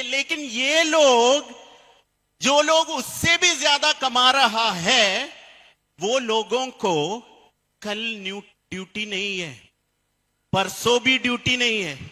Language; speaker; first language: Hindi; non-native, fluent; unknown